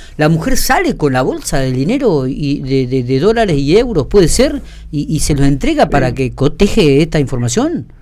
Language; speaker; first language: Spanish; native; Spanish